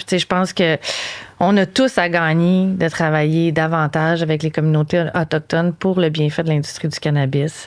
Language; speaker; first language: French; native; French